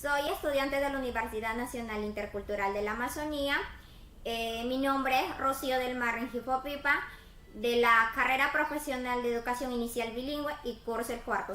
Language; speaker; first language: Spanish; native; Spanish